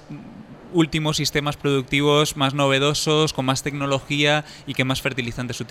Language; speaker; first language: Spanish; native; Spanish